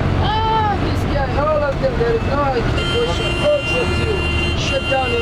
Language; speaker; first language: English; non-native, learner; Persian